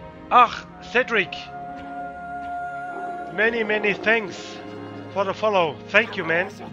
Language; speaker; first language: English; non-native, learner; German